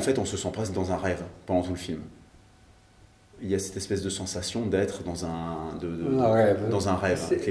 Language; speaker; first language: French; native; French